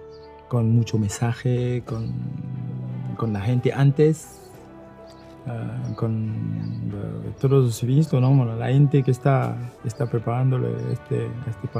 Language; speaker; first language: Spanish; non-native, learner; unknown